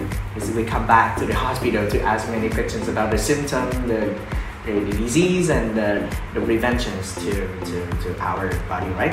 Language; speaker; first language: English; non-native, fluent; Vietnamese